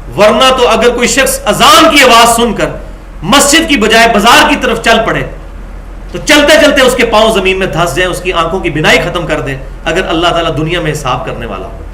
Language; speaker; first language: Urdu; non-native, local second language; Punjabi